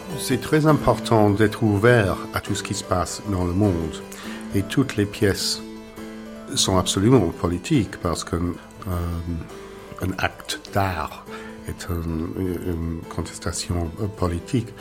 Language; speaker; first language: French; non-native, fluent; English